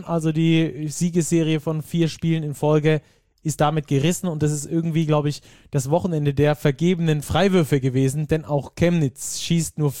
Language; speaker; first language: German; native; German